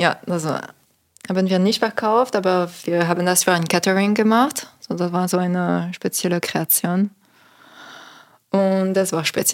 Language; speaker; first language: German; non-native, learner; French